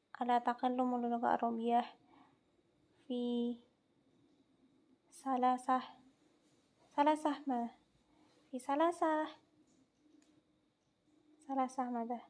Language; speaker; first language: Arabic; non-native, learner; Indonesian